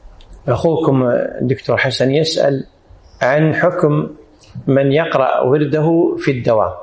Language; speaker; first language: Arabic; native; Arabic